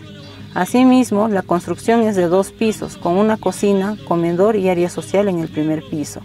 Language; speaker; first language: Spanish; native; Spanish